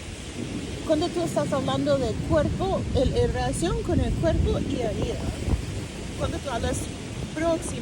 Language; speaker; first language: Spanish; early bilingual, heritage; Spanish